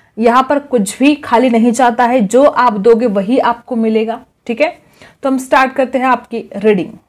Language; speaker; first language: Hindi; non-native, local second language; Marathi